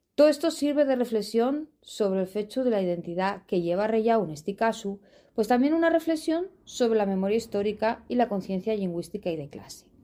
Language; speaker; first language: Asturian; non-native, local second language; Spanish